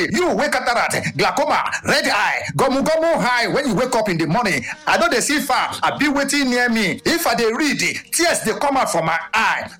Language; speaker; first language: Nigerian Pidgin; non-native, local second language; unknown